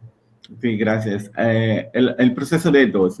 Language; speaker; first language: Spanish; non-native, learner; Portuguese